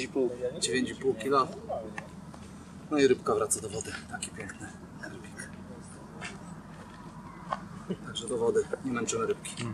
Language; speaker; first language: Polish; native; Polish